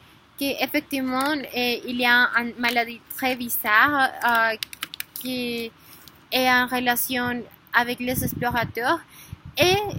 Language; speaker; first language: French; non-native, learner; Spanish